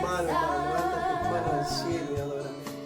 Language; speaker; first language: Spanish; native; Spanish